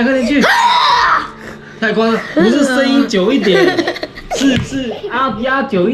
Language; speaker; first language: Chinese; native; Chinese